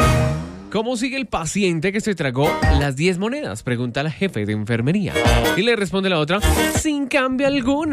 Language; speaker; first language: Spanish; native; Spanish